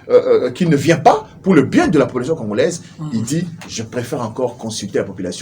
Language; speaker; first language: French; non-native, local second language; Lingala